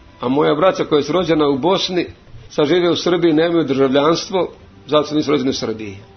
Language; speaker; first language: Serbian; native; Serbian